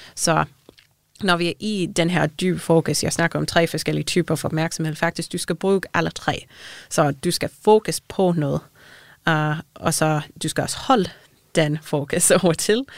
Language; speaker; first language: Danish; non-native, fluent; English